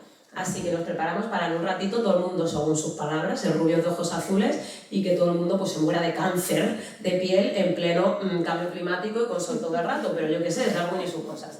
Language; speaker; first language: Spanish; native; Spanish